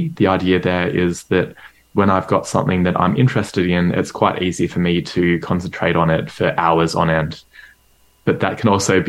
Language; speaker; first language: English; native; English